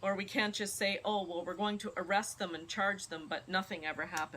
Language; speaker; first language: English; native; English